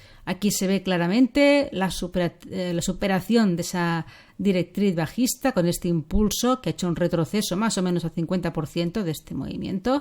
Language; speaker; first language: Spanish; native; Spanish